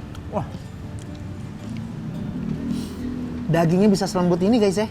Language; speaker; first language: Indonesian; native; Indonesian